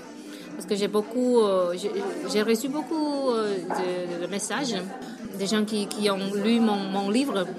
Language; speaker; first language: French; non-native, fluent; Vietnamese